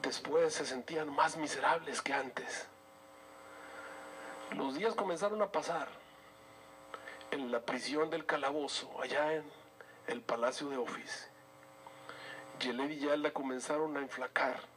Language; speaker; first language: Spanish; native; Spanish